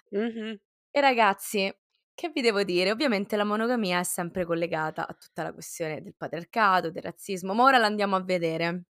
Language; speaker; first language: Italian; native; Italian